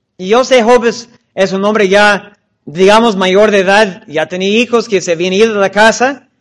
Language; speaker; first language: Spanish; non-native, fluent; English